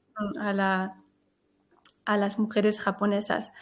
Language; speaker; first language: Spanish; native; Spanish